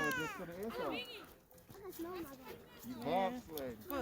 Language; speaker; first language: English; native; English